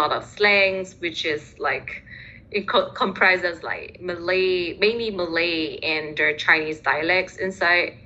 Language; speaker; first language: English; early bilingual, other home language; Chinese